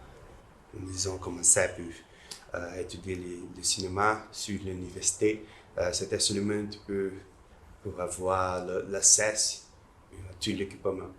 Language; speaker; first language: French; non-native, learner; Portuguese